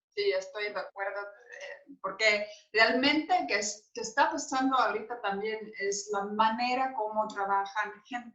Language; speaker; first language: Spanish; non-native, learner; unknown